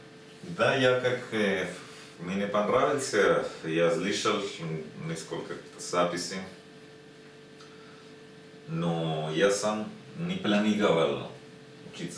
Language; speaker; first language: Russian; non-native, learner; Spanish